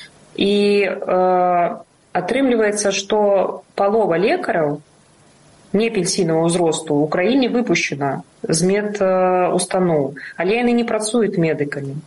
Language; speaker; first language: Belarusian; non-native, local second language; Russian